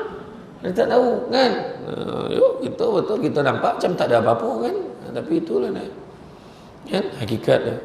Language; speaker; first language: Malay; native; Malay